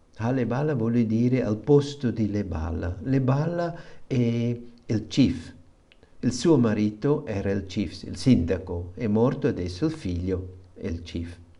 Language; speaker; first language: Italian; non-native, fluent; German